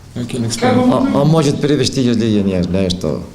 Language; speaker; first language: Russian; non-native, learner; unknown